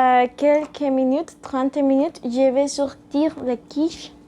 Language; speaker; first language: French; non-native, learner; Spanish